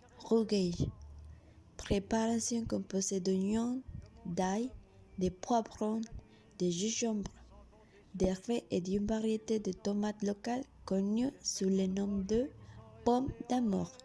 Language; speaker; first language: French; non-native, learner; Spanish